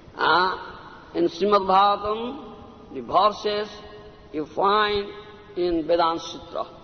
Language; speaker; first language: English; non-native, local second language; Odia